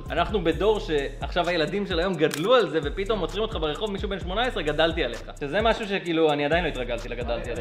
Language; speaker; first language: Hebrew; native; Hebrew